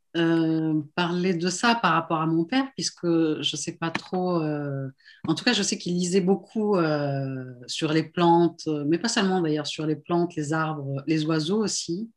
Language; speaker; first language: French; non-native, local second language; Arabic